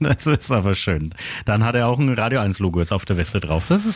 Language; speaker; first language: German; native; German